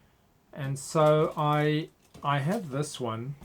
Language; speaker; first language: English; native; English